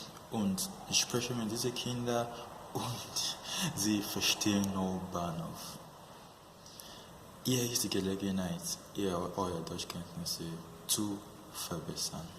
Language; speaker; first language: German; non-native, fluent; Yoruba